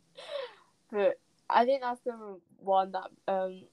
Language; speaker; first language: English; native; English